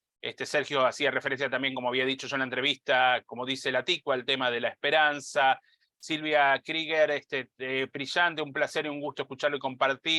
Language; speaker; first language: Spanish; native; Spanish